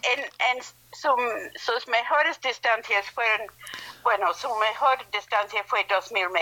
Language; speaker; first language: Spanish; non-native, fluent; English